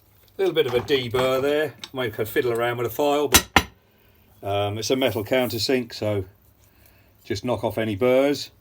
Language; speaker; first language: English; native; English